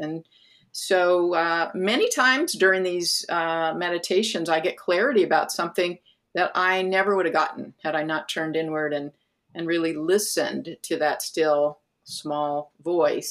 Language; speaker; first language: English; native; English